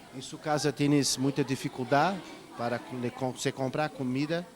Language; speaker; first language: Spanish; non-native, learner; Portuguese